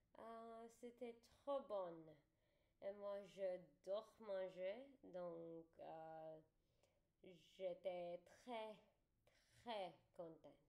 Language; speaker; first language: French; non-native, learner; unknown